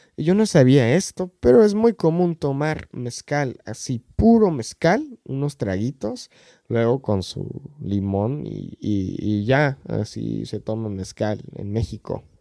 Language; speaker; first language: Spanish; non-native, fluent; English